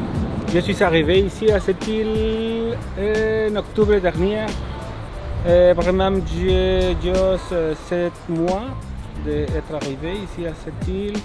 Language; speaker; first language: French; non-native, fluent; Spanish